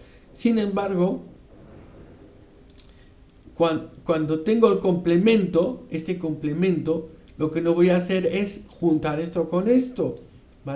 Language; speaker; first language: Spanish; non-native, fluent; French